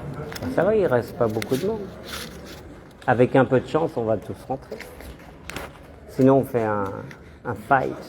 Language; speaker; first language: French; native; French